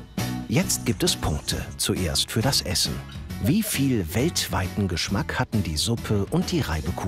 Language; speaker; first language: German; native; German